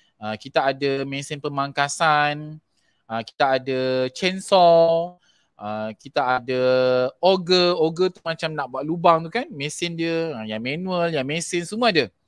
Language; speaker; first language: Malay; native; Malay